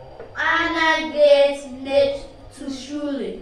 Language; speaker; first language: German; non-native, learner; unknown